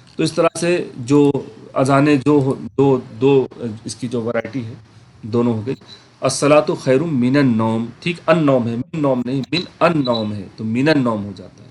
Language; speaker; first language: Urdu; native; Urdu